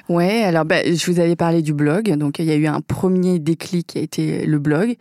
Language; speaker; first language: French; early bilingual, other home language; Vietnamese